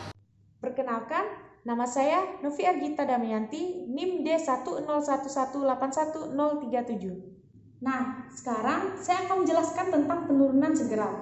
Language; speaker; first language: Indonesian; native; Indonesian